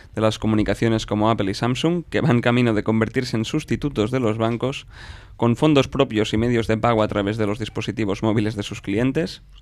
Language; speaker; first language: Spanish; non-native, local second language; Catalan